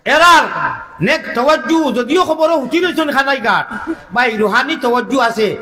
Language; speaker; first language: Bangla; native; Bangla